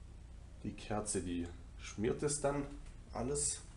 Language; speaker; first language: German; native; German